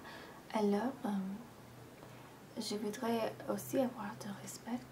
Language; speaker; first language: French; non-native, fluent; English